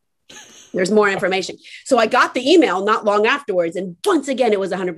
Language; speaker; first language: English; native; English